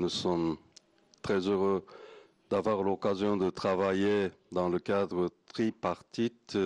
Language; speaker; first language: French; non-native, fluent; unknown